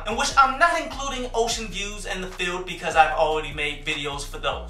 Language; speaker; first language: English; native; English